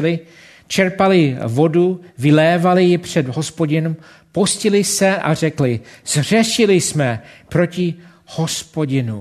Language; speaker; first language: Czech; non-native, fluent; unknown